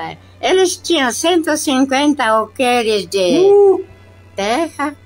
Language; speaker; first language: Portuguese; non-native, local second language; Japanese